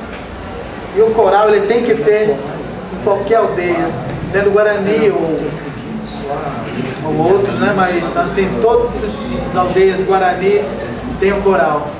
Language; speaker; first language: Portuguese; non-native, local second language; Guarani